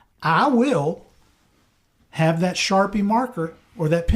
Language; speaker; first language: English; native; English